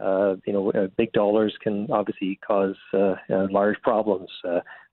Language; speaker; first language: English; native; English